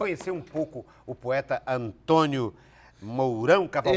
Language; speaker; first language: Portuguese; native; Portuguese